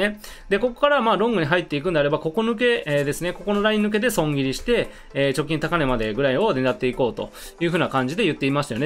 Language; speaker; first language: Japanese; native; Japanese